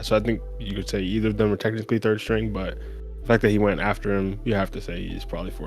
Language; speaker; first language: English; native; English